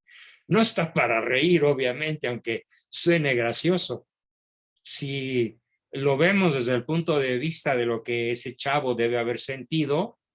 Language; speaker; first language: Spanish; native; Spanish